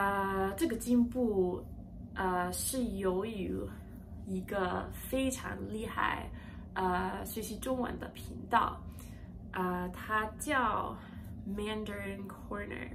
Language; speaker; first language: Chinese; non-native, learner; English